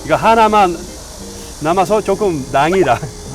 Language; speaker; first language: Korean; non-native, learner; Dutch